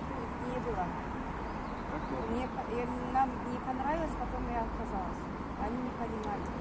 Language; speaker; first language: Russian; non-native, learner; Kyrgyz